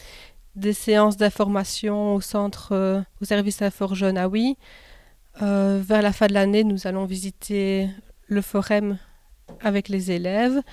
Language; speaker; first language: French; native; French